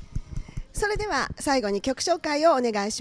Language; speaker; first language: Japanese; native; Japanese